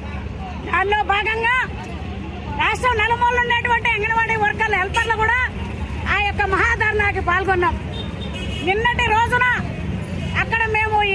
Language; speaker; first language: Telugu; native; Telugu